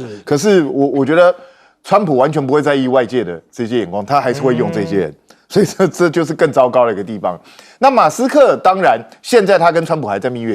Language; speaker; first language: Chinese; native; Chinese